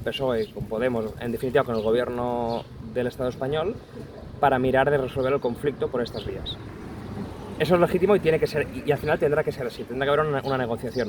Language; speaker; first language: Spanish; non-native, local second language; Catalan